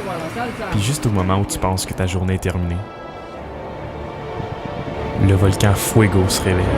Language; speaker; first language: French; native; French